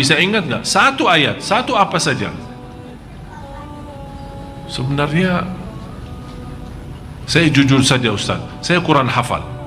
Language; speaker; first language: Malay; non-native, fluent; Arabic